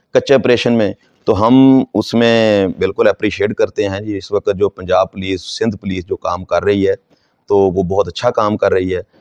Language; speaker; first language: Urdu; non-native, local second language; Saraiki